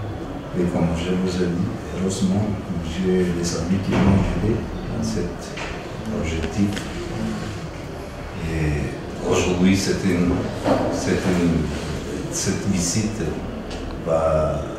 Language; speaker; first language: French; non-native, learner; Spanish